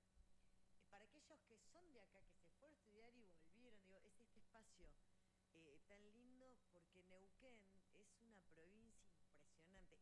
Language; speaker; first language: Spanish; native; Spanish